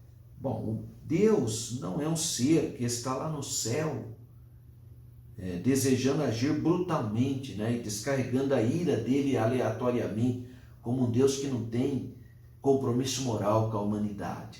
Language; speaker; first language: Portuguese; native; Portuguese